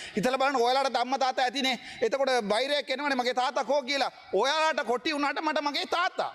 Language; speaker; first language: Sinhala; non-native, local second language; Tamil